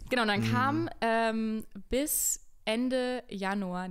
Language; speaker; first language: German; native; German